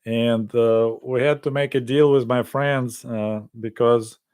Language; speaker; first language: English; non-native, fluent; Russian